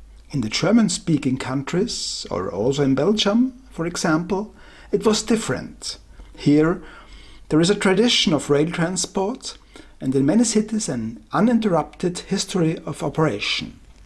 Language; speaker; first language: English; non-native, fluent; German